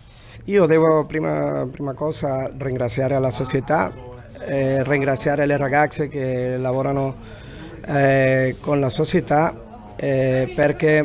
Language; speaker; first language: Italian; non-native, fluent; Spanish